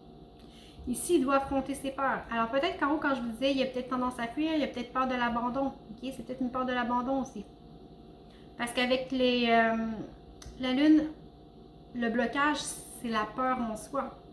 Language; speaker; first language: French; native; French